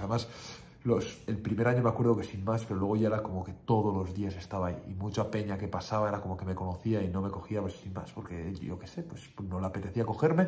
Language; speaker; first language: Spanish; native; Spanish